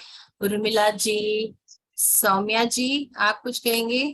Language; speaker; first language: Hindi; native; Hindi